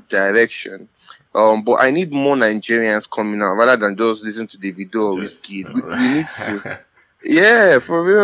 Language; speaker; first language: English; non-native, local second language; Yoruba